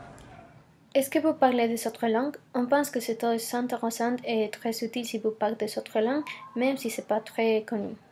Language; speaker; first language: French; non-native, learner; Spanish